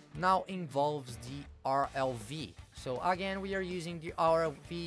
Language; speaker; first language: English; non-native, fluent; Portuguese